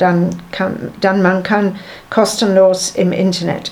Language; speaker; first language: German; non-native, learner; English